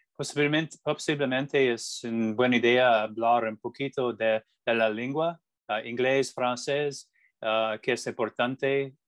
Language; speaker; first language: Spanish; non-native, learner; English